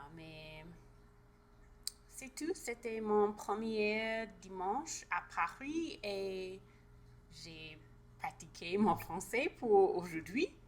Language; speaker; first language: French; non-native, learner; English